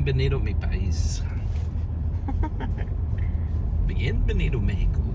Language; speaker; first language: Spanish; non-native, learner; English